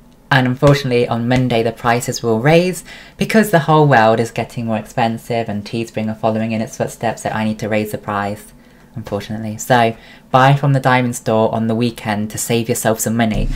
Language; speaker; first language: English; native; English